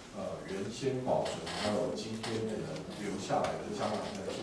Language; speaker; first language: Chinese; native; Chinese